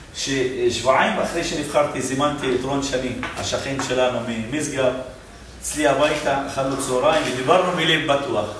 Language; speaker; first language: Hebrew; non-native, local second language; Arabic